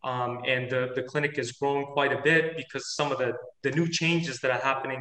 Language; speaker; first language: English; native; English